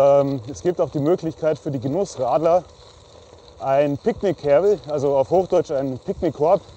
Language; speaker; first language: German; native; German